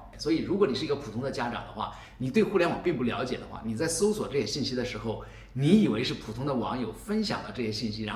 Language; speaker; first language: Chinese; native; Chinese